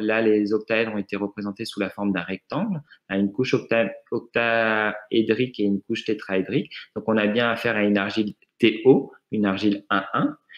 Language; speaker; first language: French; native; French